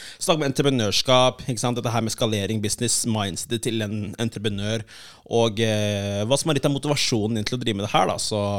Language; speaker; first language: Norwegian; early bilingual, other home language; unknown